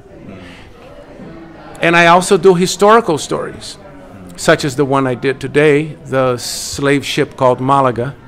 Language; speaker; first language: English; non-native, fluent; Portuguese